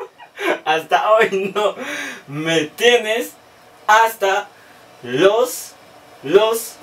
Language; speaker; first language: Spanish; native; Spanish